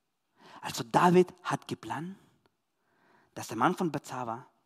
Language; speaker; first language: German; non-native, learner; Spanish